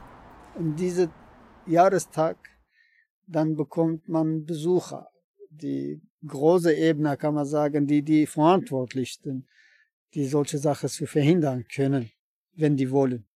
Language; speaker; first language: German; non-native, learner; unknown